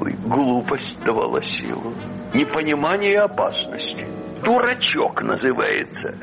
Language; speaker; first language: Russian; native; Russian